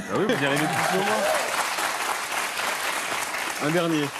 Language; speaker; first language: French; native; French